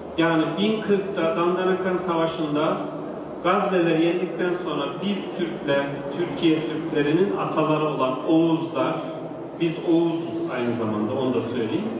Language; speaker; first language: Turkish; native; Turkish